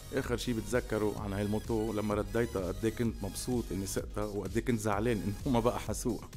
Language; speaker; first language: Arabic; native; Arabic